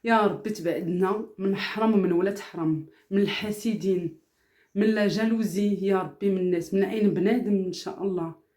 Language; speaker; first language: Arabic; early bilingual, heritage; Arabic